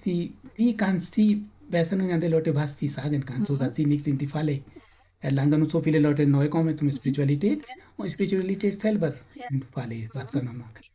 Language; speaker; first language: German; non-native, learner; Hindi